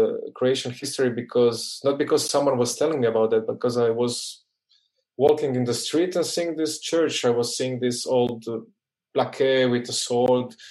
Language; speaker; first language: English; non-native, fluent; Croatian